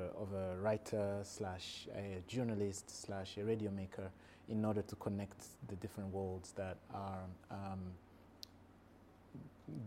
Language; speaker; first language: English; non-native, local second language; Kinyarwanda